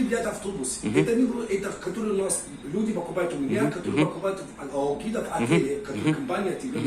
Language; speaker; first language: Russian; non-native, learner; Arabic